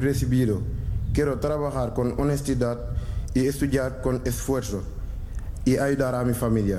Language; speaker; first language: Spanish; non-native, learner; Wolof